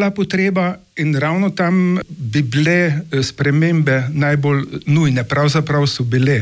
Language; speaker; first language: Slovenian; native; Slovenian